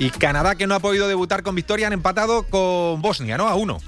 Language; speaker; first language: Spanish; native; Spanish